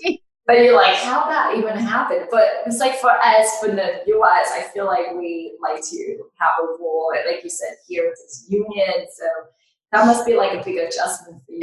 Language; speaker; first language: English; non-native, fluent; Chinese